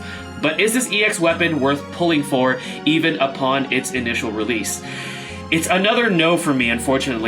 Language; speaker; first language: English; native; English